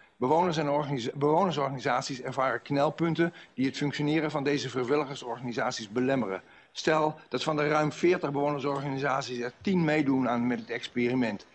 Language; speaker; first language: Dutch; native; Dutch